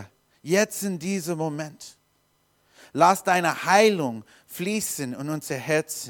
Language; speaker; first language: German; non-native, learner; English